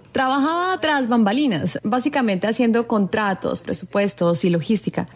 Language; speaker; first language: Spanish; non-native, fluent; English